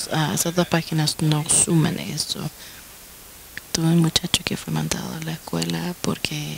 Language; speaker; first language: Spanish; non-native, fluent; English